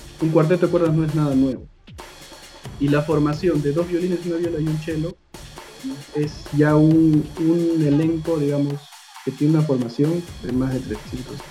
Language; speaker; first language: Spanish; native; Spanish